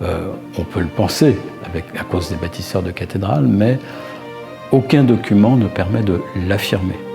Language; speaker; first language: French; native; French